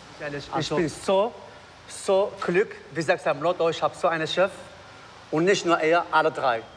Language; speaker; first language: German; non-native, learner; Arabic